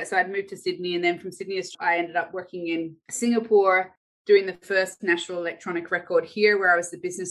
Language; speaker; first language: English; native; English